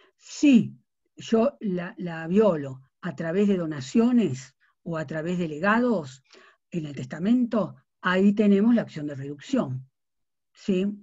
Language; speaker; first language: Spanish; native; Spanish